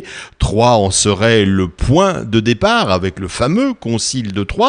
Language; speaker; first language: French; native; French